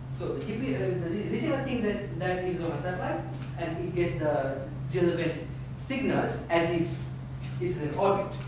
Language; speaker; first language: English; non-native, local second language; Bangla